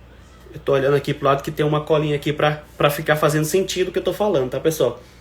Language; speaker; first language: Portuguese; native; Portuguese